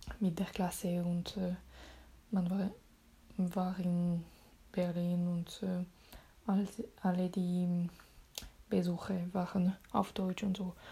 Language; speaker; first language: German; non-native, learner; French